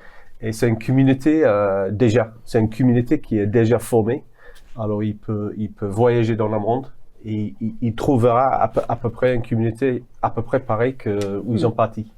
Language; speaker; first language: French; non-native, fluent; English